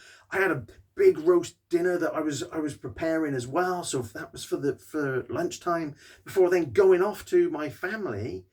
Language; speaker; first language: English; native; English